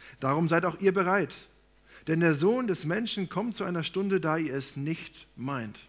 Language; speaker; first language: German; native; German